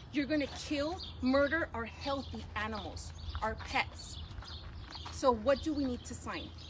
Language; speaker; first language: English; early bilingual, other home language; Spanish